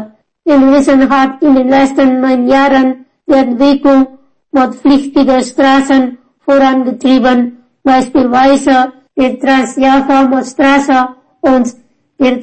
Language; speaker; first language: German; non-native, fluent; Indonesian